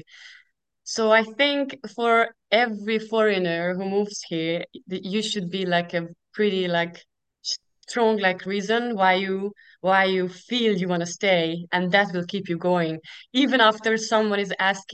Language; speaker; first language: English; non-native, fluent; Hungarian